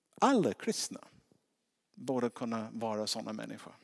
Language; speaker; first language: Swedish; non-native, fluent; English